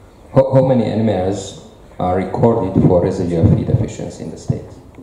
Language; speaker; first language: English; non-native, fluent; Hungarian